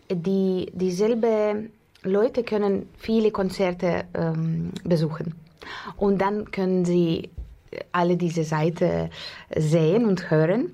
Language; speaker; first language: German; non-native, learner; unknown